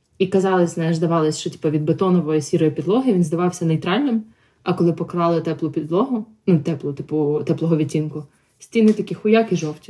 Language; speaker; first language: Ukrainian; non-native, local second language; Russian